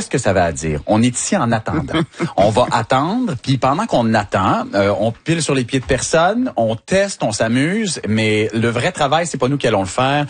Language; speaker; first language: French; native; French